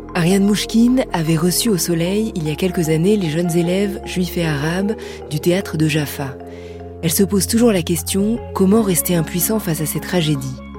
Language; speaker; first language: French; native; French